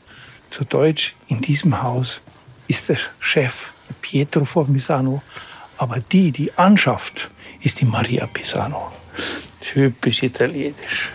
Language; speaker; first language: German; native; German